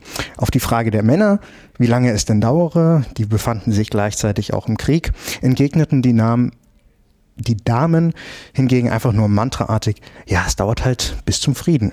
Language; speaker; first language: German; native; German